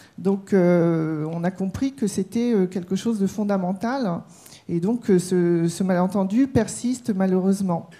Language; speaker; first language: French; native; French